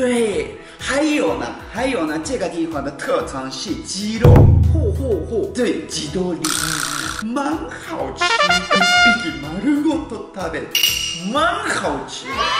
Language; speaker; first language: Chinese; non-native, learner; Japanese